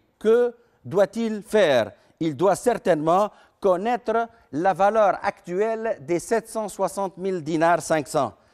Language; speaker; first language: French; non-native, local second language; Arabic